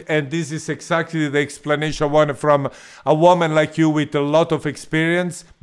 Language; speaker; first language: English; non-native, fluent; Italian